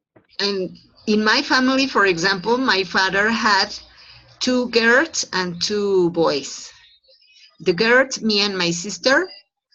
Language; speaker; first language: English; non-native, fluent; Spanish